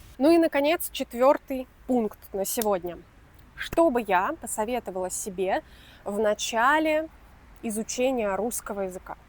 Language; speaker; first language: Russian; native; Russian